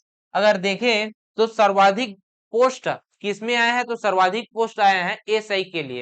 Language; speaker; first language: Hindi; native; Hindi